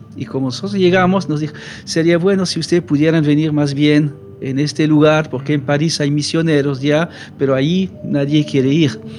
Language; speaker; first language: Spanish; non-native, fluent; French